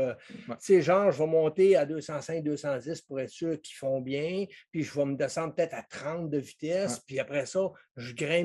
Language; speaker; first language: French; native; French